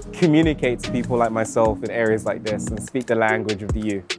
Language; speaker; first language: English; native; English